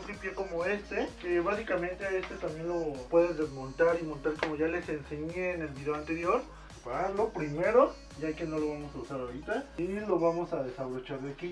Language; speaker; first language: Spanish; native; Spanish